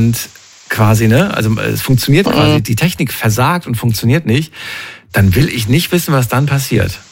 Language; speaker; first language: German; native; German